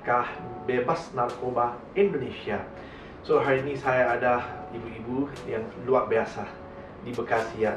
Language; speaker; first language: Indonesian; non-native, learner; Malay